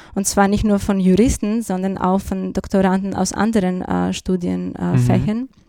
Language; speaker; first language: German; non-native, fluent; Greek